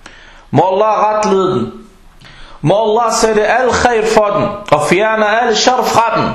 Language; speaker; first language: Danish; early bilingual, other home language; Arabic